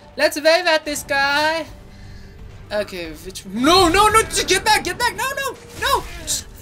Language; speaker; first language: English; non-native, fluent; Persian